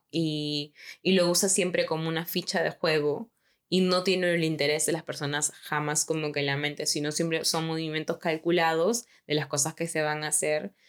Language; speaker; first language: Spanish; native; Spanish